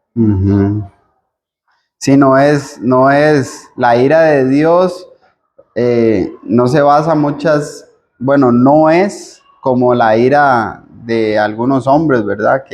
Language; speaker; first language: Spanish; native; Spanish